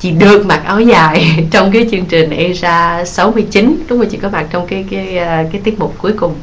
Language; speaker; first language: Vietnamese; early bilingual, heritage; Vietnamese